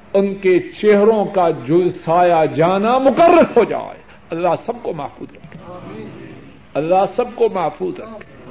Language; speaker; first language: Urdu; non-native, local second language; Punjabi